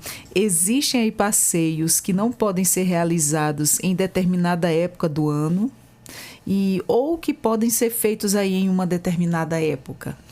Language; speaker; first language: Portuguese; native; Portuguese